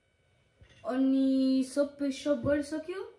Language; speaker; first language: Nepali; early bilingual, heritage; Nepali